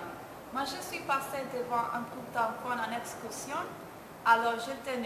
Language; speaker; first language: French; non-native, learner; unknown